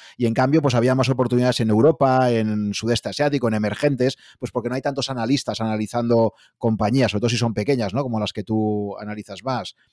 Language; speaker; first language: Spanish; native; Spanish